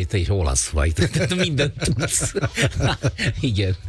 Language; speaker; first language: Hungarian; non-native, fluent; Italian